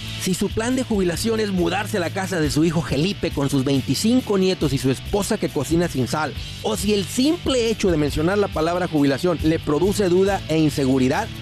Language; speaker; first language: Spanish; native; Spanish